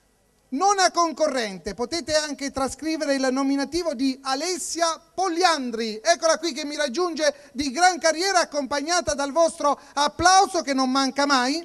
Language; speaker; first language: Italian; native; Italian